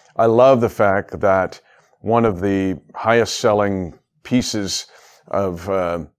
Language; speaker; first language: English; native; English